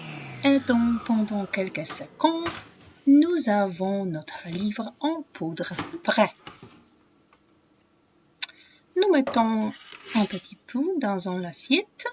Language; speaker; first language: French; non-native, fluent; Polish